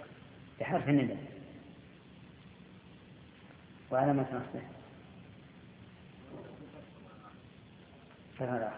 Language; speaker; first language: Arabic; native; Arabic